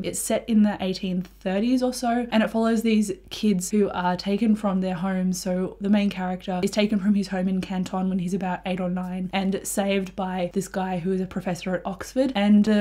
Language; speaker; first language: English; native; English